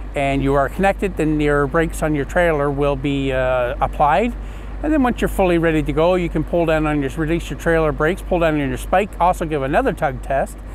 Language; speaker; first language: English; native; English